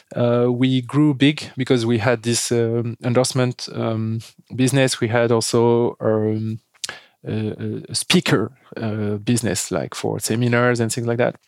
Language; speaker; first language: English; non-native, fluent; French